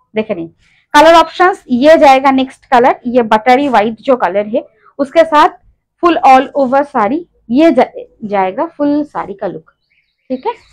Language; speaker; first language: Hindi; non-native, local second language; Bangla